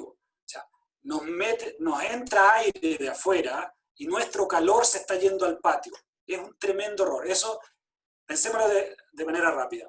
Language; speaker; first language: Spanish; native; Spanish